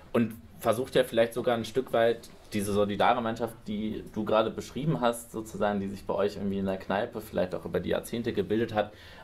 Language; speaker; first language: German; native; German